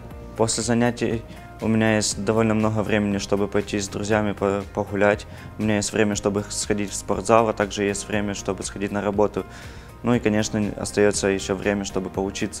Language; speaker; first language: Russian; non-native, local second language; Ukrainian